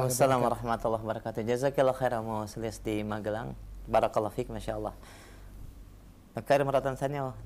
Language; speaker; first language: Indonesian; native; Indonesian